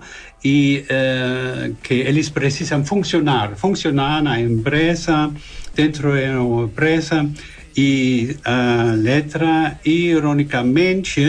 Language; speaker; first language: Portuguese; non-native, learner; German